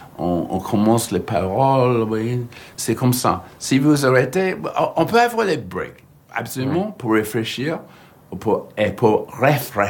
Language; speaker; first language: French; non-native, fluent; English